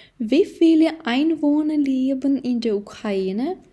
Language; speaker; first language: German; non-native, fluent; Ukrainian